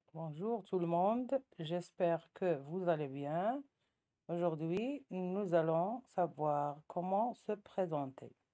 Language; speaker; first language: French; non-native, local second language; Arabic